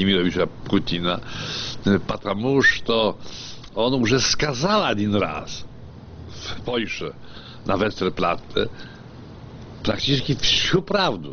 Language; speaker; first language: Russian; non-native, fluent; Polish